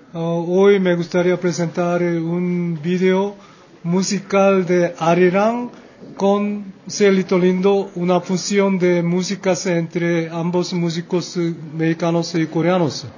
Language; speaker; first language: Spanish; non-native, fluent; Korean